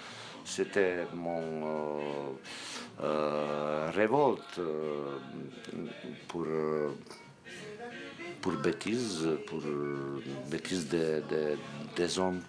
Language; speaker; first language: French; non-native, fluent; Serbian